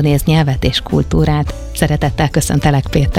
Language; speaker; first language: Hungarian; native; Hungarian